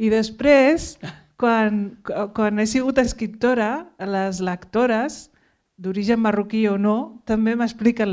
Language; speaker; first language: Catalan; early bilingual, other home language; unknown